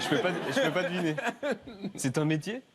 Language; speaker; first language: French; native; French